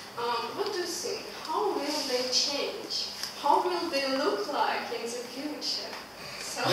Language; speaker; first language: English; non-native, learner; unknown